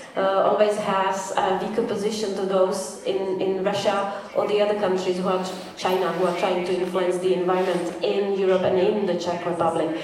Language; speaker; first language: English; non-native, fluent; Czech